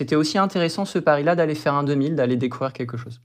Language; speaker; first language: French; native; French